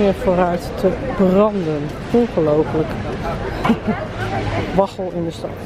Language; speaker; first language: Dutch; native; Dutch